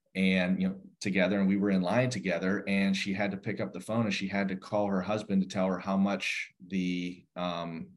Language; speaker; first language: English; native; English